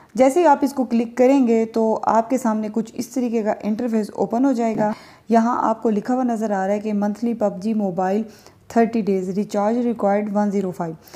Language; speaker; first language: Urdu; non-native, local second language; Punjabi